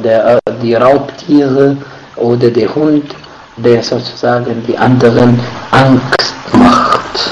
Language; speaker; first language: German; non-native, fluent; Arabic